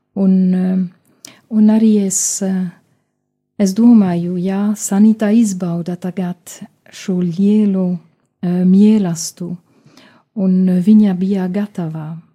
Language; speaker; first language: Latvian; non-native, fluent; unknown